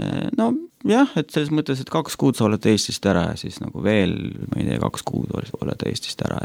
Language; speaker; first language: Estonian; non-native, local second language; Russian